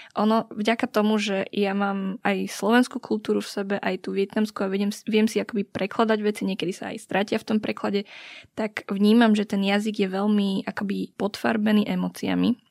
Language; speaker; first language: Slovak; early bilingual, other home language; Vietnamese